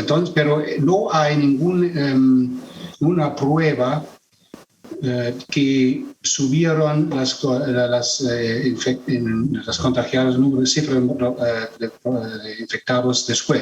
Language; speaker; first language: Spanish; non-native, fluent; German